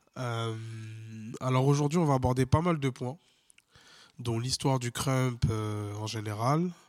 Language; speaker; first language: French; native; French